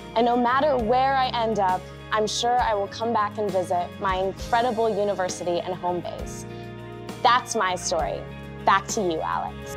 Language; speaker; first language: English; native; English